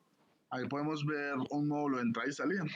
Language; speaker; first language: Spanish; native; Spanish